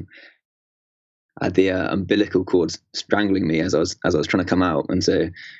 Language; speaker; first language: English; native; English